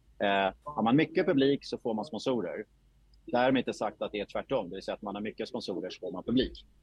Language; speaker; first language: Swedish; native; Swedish